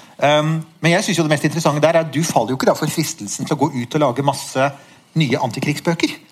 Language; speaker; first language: Norwegian; native; Norwegian